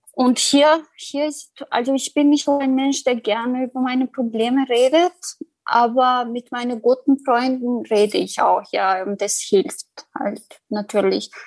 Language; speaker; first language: German; non-native, fluent; Albanian